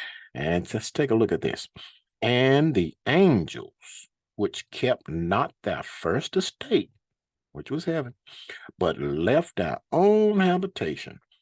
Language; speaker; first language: English; native; English